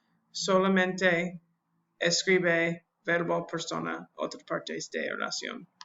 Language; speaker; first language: Spanish; non-native, learner; English